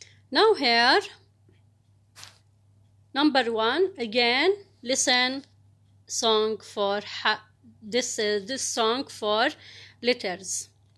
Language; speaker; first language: English; non-native, learner; Arabic